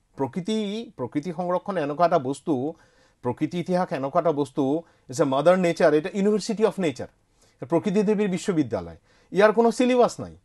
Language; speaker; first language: Assamese; non-native, local second language; Bangla